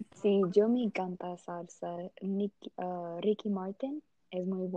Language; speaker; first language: Spanish; early bilingual, heritage; Portuguese